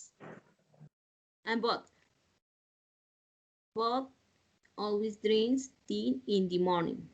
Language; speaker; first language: English; non-native, learner; Spanish